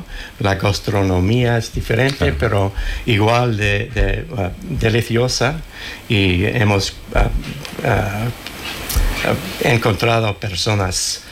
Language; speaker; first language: Spanish; non-native, fluent; English